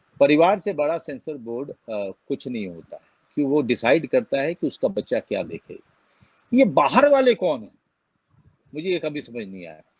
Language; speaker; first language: Hindi; native; Hindi